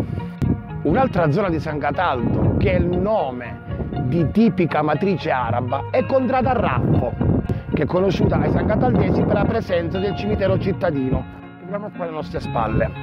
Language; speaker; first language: Italian; native; Italian